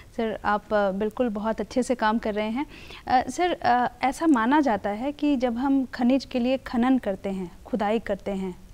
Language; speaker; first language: Hindi; native; Hindi